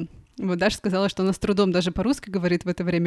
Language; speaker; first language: Russian; native; Russian